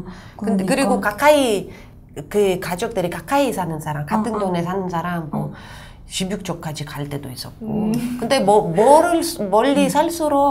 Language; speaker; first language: Korean; non-native, fluent; Russian